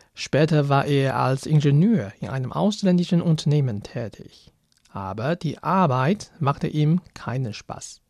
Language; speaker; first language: German; non-native, fluent; Chinese